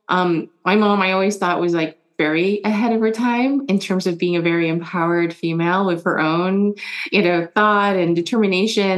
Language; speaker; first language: English; early bilingual, other home language; German